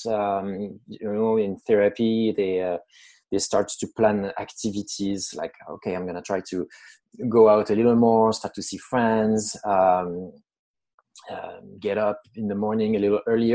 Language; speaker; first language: English; non-native, fluent; French